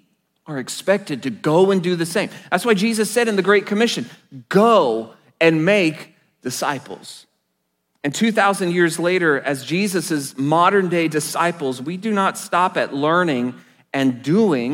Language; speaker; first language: English; native; English